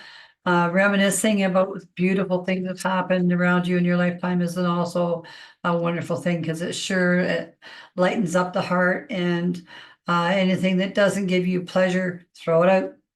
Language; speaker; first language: English; native; English